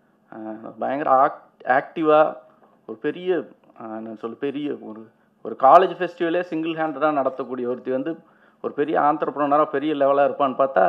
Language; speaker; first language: Tamil; native; Tamil